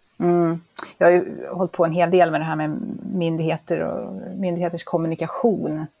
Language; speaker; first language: Swedish; native; Swedish